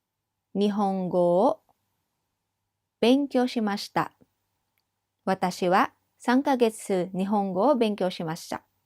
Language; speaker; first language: Japanese; non-native, fluent; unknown